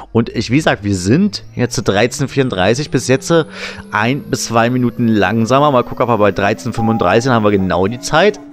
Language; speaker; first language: German; native; German